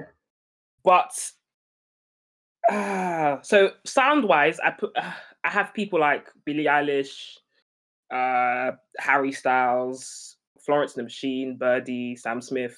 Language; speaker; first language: English; native; English